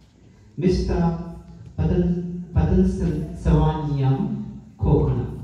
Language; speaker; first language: Russian; non-native, learner; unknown